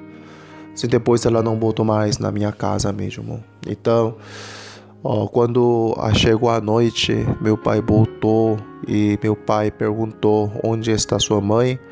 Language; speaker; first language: Portuguese; non-native, learner; Korean